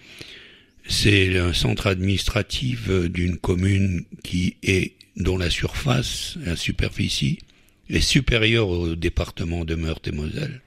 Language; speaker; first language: French; native; French